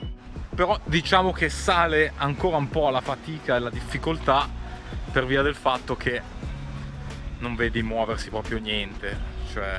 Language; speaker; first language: Italian; native; Italian